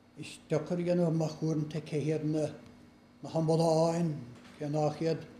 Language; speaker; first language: Irish; native; Irish